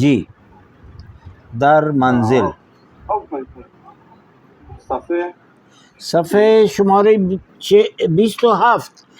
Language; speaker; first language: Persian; non-native, fluent; Urdu